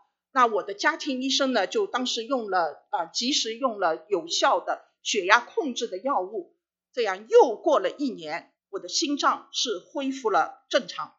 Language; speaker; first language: Chinese; native; Chinese